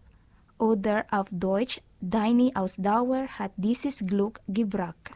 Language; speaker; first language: German; non-native, learner; Filipino